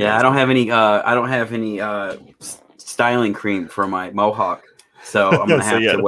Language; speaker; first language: English; native; English